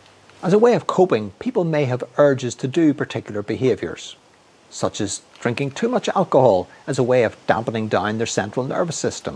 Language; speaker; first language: English; native; English